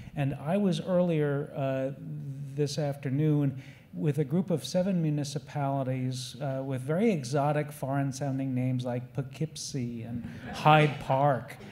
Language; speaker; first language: English; native; English